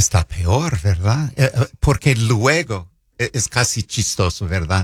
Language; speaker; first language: Spanish; non-native, fluent; English